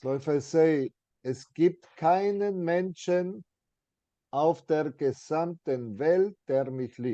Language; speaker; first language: German; non-native, fluent; English